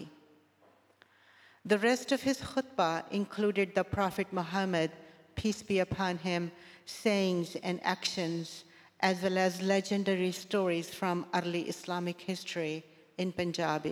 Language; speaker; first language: English; non-native, local second language; Punjabi